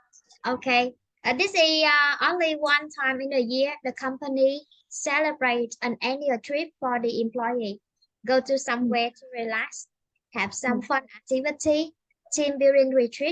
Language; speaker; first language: English; non-native, fluent; Vietnamese